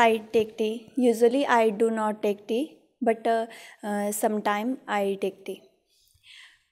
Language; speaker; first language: English; non-native, learner; Hindi